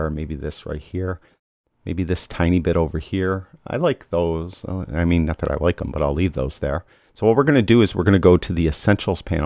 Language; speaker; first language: English; native; English